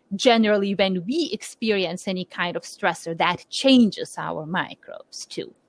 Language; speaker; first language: English; non-native, fluent; Lithuanian